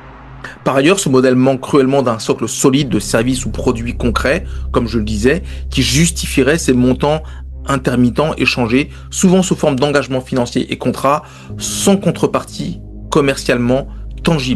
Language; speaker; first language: French; native; French